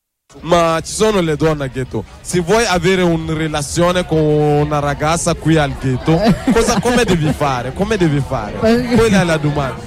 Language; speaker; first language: Italian; non-native, learner; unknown